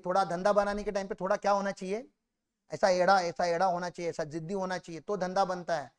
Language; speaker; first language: Hindi; non-native, local second language; Marathi